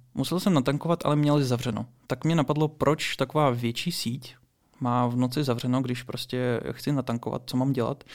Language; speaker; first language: Czech; early bilingual, other home language; Russian